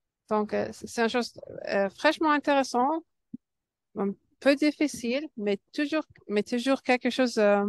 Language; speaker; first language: French; non-native, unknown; English